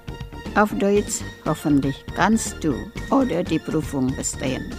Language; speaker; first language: German; non-native, fluent; Indonesian